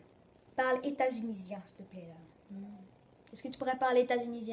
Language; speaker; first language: French; early bilingual, other home language; Portuguese